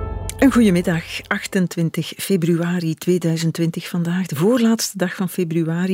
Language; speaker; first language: Dutch; native; Dutch